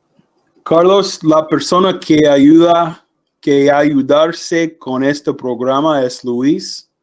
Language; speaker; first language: Spanish; non-native, learner; English